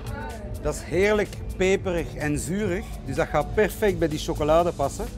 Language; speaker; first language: Dutch; native; Dutch